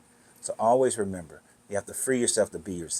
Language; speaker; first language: English; native; English